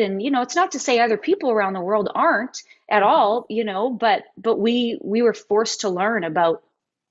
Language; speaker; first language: English; native; English